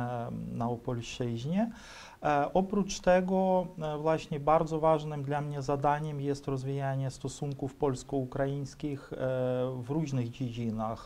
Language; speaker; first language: Polish; non-native, fluent; Ukrainian